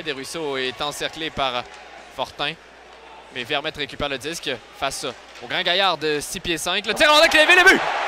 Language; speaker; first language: French; native; French